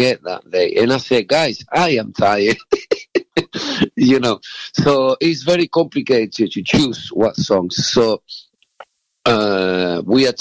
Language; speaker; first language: English; non-native, fluent; Spanish